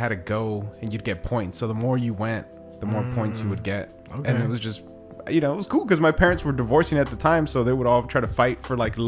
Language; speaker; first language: English; early bilingual, other home language; Spanish